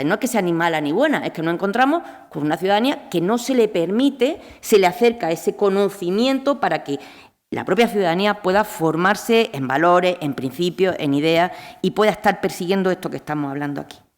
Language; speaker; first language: Spanish; native; Spanish